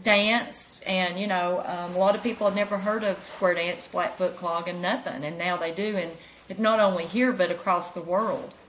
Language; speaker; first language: English; native; English